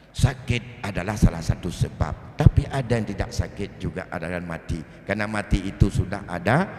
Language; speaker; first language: Malay; non-native, local second language; Achinese